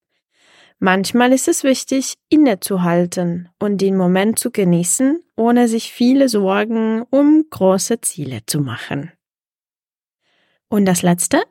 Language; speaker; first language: German; non-native, fluent; Czech